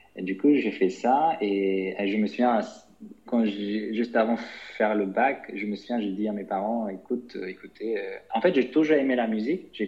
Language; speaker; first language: French; non-native, fluent; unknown